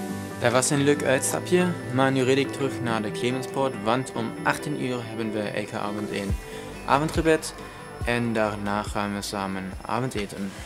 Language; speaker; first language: Dutch; non-native, fluent; German